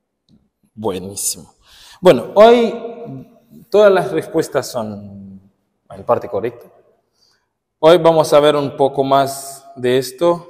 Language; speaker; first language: Spanish; non-native, fluent; Haitian Creole